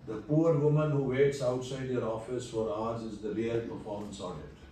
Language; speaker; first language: English; non-native, local second language; Urdu